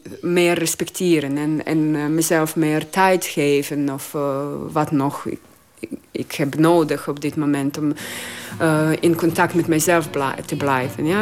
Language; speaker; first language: Dutch; non-native, learner; Croatian